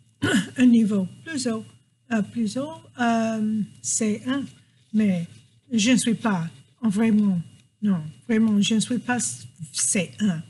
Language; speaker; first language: French; non-native, fluent; English